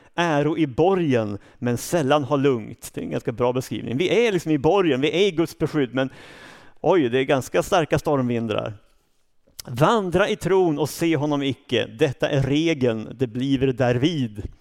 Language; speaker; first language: Swedish; native; Swedish